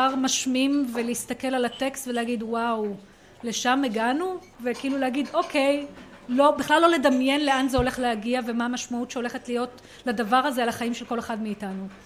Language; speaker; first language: Hebrew; non-native, local second language; Arabic